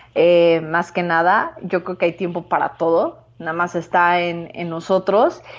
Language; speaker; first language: Spanish; native; Spanish